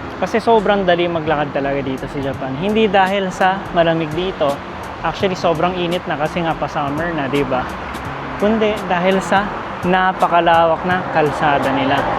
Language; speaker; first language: Filipino; native; Filipino